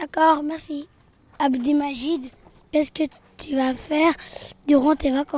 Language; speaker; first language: French; early bilingual, other home language; Somali